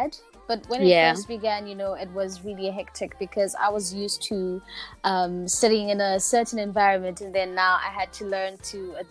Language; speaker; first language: English; non-native, local second language; Zulu